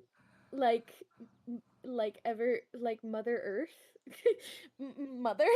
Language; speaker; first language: English; native; English